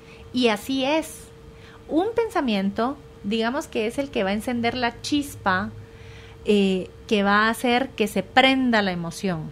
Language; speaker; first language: Spanish; native; Spanish